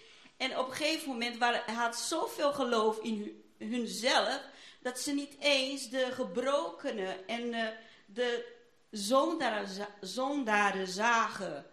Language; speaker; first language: Dutch; non-native, fluent; Portuguese